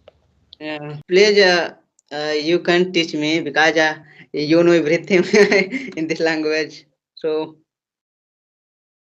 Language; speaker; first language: English; non-native, learner; Hindi